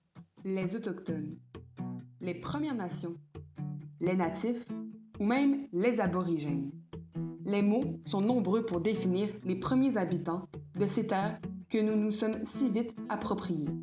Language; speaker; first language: French; native; French